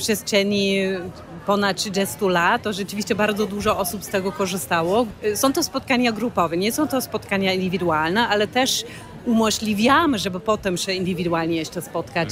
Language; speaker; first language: Polish; non-native, fluent; German